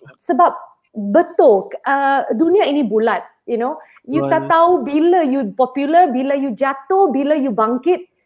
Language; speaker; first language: Malay; non-native, local second language; Chinese